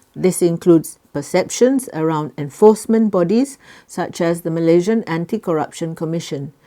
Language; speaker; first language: English; non-native, local second language; Malay